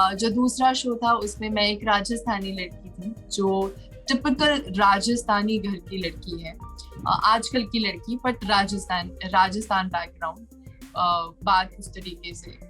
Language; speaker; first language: Hindi; native; Hindi